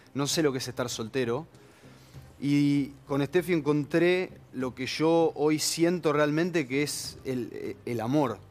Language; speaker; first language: Spanish; native; Spanish